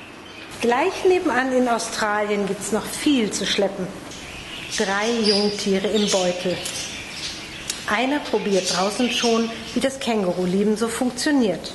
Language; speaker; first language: German; native; German